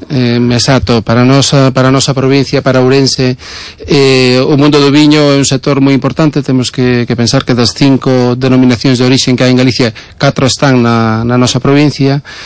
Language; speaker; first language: Galician; native; Galician